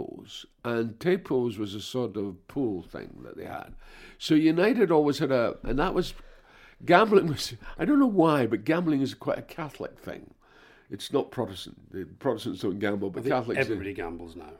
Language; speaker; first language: English; native; English